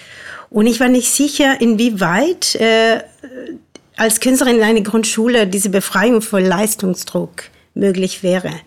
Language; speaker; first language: German; non-native, fluent; Spanish